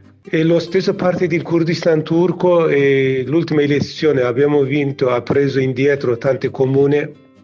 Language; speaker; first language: Italian; non-native, learner; Kurdish